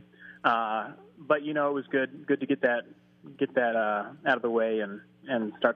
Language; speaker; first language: English; native; English